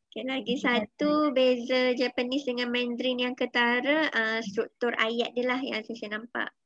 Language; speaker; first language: Malay; native; Malay